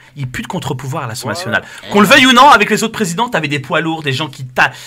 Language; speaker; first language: French; native; French